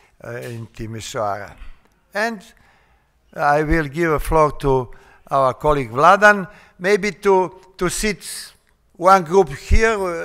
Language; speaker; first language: English; non-native, fluent; Serbian